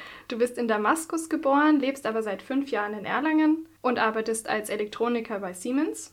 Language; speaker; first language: German; native; German